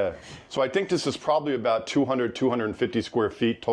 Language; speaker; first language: English; native; English